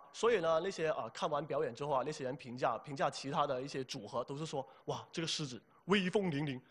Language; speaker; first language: Chinese; native; Chinese